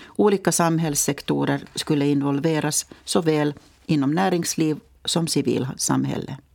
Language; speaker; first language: Swedish; native; Swedish